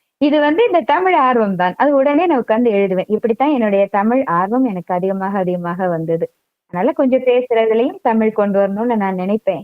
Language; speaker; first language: Tamil; non-native, local second language; Malayalam